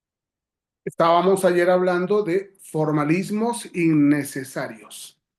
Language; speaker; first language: Spanish; native; Spanish